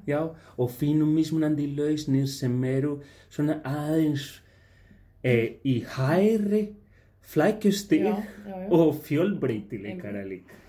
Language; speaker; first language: Icelandic; non-native, fluent; Spanish